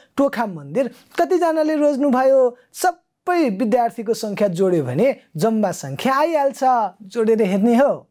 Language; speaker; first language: Nepali; native; Nepali